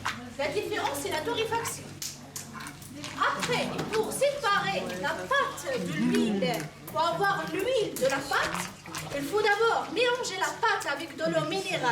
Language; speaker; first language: French; non-native, local second language; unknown